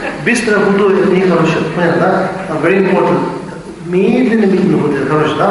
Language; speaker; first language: Russian; non-native, learner; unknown